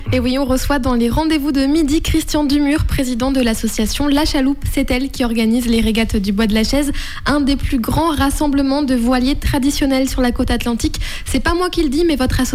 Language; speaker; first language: French; native; French